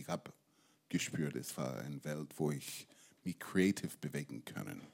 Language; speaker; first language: German; non-native, fluent; English